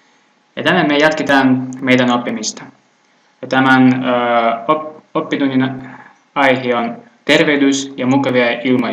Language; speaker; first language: Finnish; non-native, fluent; Russian